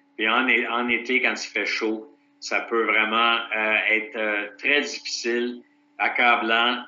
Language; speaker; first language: French; native; French